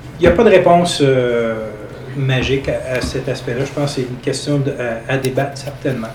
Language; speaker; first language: French; native; French